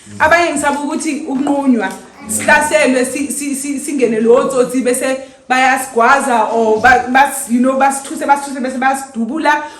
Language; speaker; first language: Zulu; native; Zulu